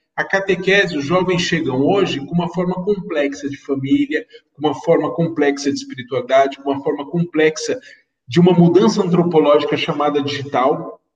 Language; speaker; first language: Portuguese; native; Portuguese